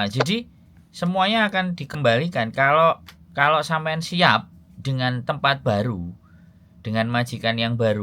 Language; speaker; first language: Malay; non-native, local second language; Javanese